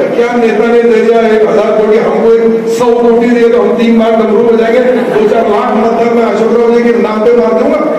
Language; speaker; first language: Hindi; non-native, local second language; Marathi